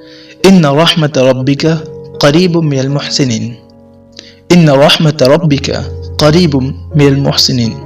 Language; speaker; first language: Arabic; non-native, fluent; Urdu